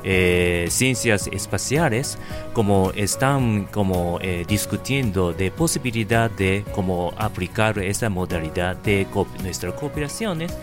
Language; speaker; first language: Spanish; non-native, learner; Japanese